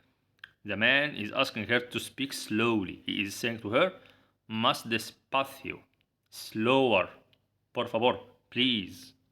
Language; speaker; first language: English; non-native, fluent; Arabic